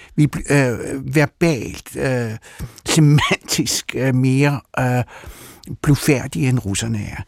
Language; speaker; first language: Danish; early bilingual, other home language; Russian